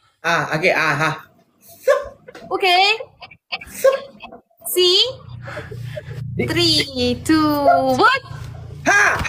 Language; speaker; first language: English; non-native, learner; Malay